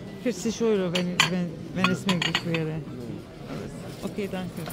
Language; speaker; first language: German; non-native, learner; Turkish